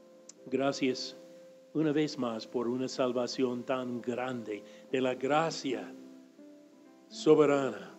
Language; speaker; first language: Spanish; non-native, fluent; English